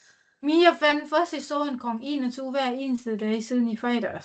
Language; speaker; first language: Danish; non-native, learner; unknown